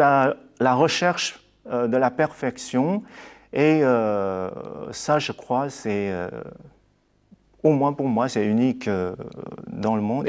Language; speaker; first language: French; non-native, fluent; Chinese